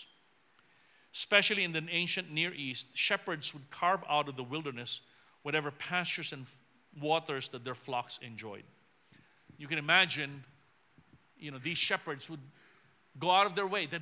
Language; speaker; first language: English; non-native, local second language; Filipino